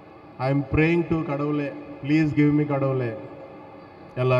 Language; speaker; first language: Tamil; non-native, learner; Telugu